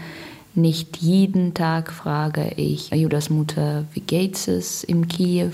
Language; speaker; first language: German; non-native, fluent; Russian